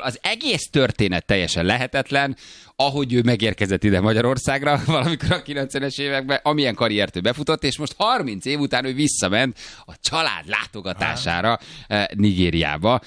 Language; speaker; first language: Hungarian; native; Hungarian